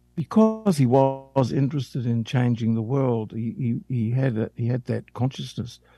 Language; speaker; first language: English; native; English